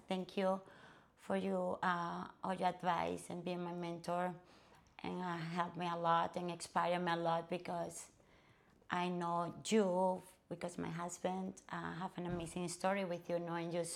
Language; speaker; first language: English; non-native, fluent; Spanish